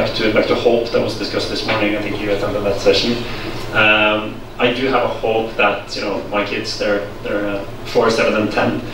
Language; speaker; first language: English; non-native, fluent; Norwegian